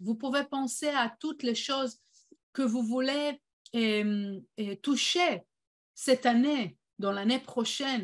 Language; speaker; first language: French; non-native, fluent; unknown